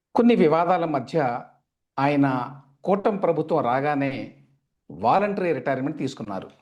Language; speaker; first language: Telugu; native; Telugu